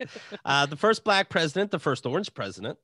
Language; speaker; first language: English; native; English